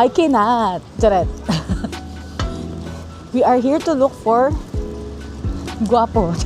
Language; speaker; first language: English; non-native, local second language; Filipino